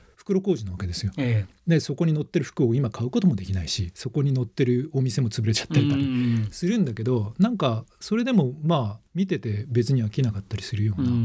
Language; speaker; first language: Japanese; native; Japanese